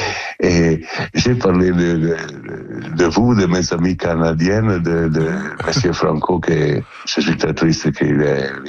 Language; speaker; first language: French; non-native, learner; Italian